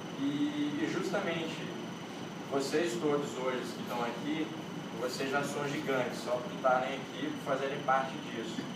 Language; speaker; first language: Portuguese; non-native, local second language; Kabuverdianu